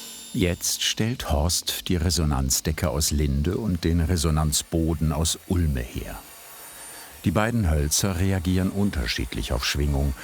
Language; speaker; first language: German; native; German